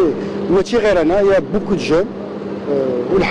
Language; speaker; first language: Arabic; native; Arabic